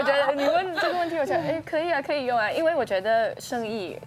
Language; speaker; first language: Chinese; non-native, local second language; English